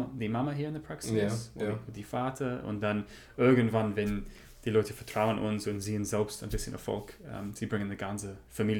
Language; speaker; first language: German; non-native, learner; English